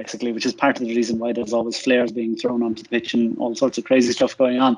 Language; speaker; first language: English; native; English